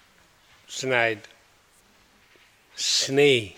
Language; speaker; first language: German; non-native, learner; Hindi